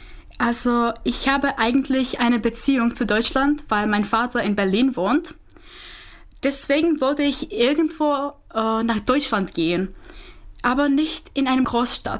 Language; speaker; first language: German; non-native, fluent; Czech